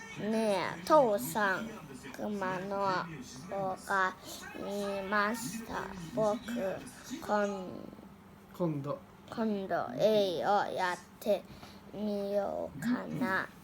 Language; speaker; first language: Japanese; non-native, learner; Thai